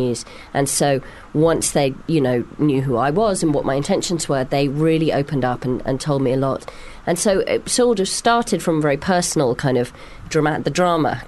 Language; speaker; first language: English; native; English